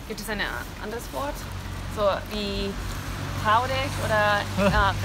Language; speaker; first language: German; non-native, learner; Spanish